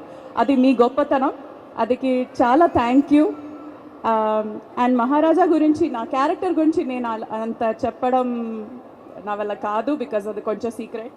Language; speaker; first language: Telugu; non-native, fluent; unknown